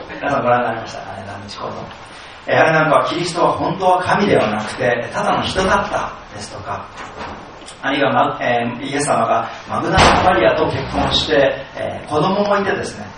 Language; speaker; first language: Japanese; native; Japanese